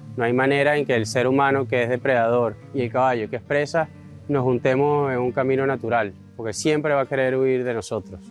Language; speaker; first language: Spanish; native; Spanish